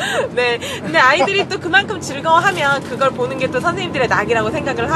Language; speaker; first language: Korean; native; Korean